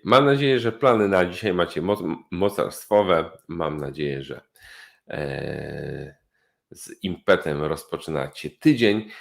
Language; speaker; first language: Polish; native; Polish